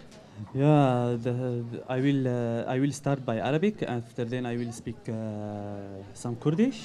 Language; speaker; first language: English; non-native, learner; Arabic